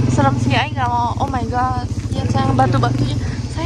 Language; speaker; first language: Indonesian; native; Indonesian